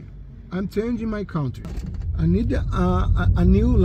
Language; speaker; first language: English; non-native, learner; Portuguese